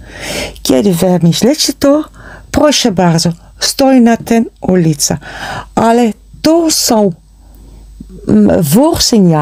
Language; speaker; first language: Polish; non-native, learner; Dutch